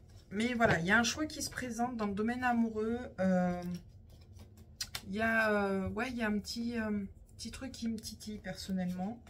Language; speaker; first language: French; native; French